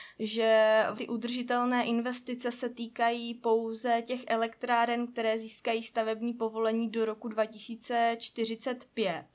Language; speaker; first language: Czech; native; Czech